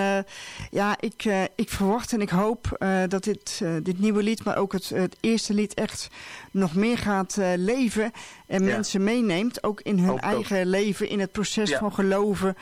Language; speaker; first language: Dutch; native; Dutch